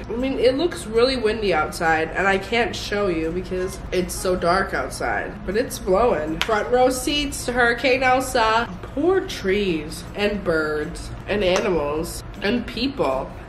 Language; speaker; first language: English; native; English